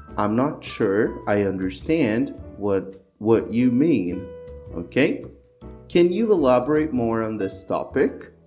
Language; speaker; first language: English; non-native, fluent; Portuguese